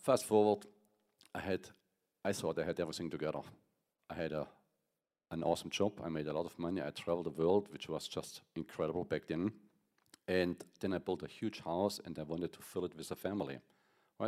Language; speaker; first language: English; non-native, fluent; German